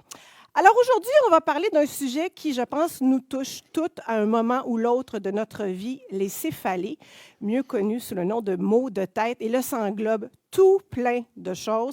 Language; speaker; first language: French; native; French